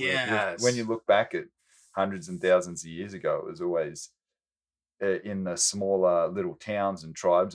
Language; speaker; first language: English; native; English